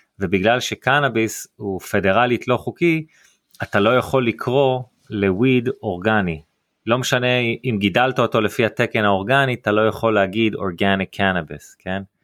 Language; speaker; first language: Hebrew; early bilingual, heritage; Hebrew